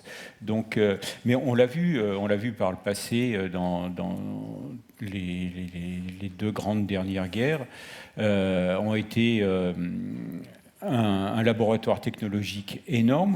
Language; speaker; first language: French; native; French